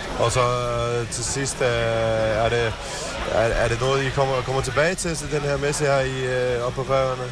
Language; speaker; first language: Danish; non-native, local second language; Faroese